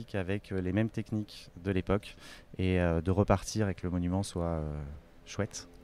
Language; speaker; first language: French; native; French